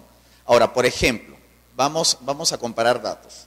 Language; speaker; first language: Spanish; native; Spanish